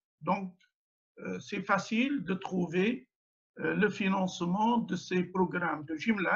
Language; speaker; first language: French; non-native, local second language; Arabic